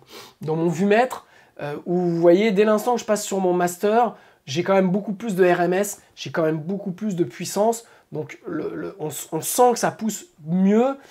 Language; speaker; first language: French; native; French